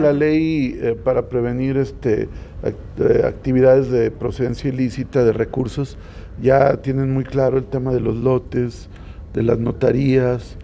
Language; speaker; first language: Spanish; native; Spanish